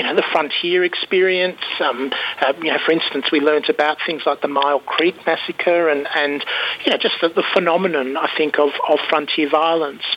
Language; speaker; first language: English; native; English